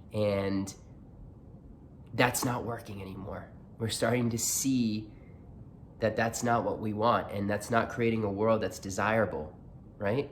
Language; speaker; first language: English; native; English